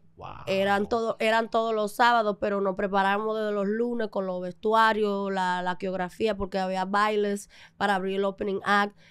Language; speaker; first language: Spanish; early bilingual, other home language; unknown